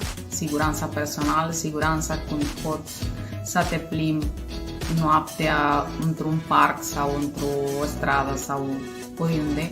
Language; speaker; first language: Romanian; non-native, fluent; Spanish